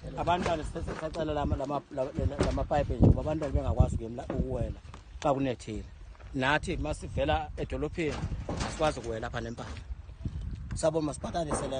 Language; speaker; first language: Zulu; non-native, local second language; Xhosa